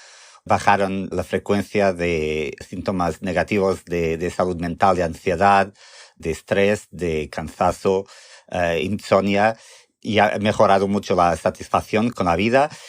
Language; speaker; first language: Spanish; non-native, fluent; Portuguese